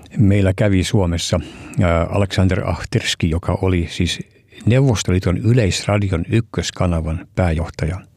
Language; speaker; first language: Finnish; early bilingual, heritage; Finnish